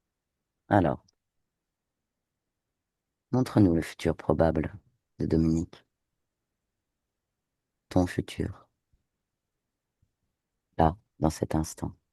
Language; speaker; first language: French; native; French